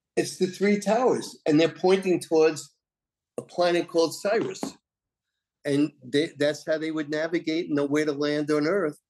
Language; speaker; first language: English; native; English